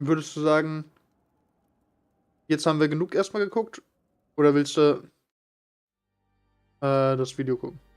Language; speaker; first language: German; native; German